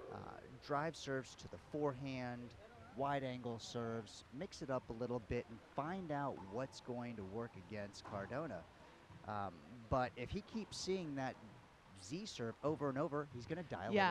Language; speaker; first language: English; native; English